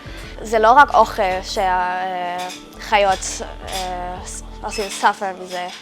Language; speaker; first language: Hebrew; early bilingual, heritage; German